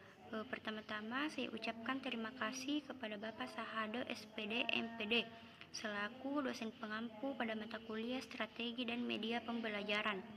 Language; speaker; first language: Indonesian; native; Indonesian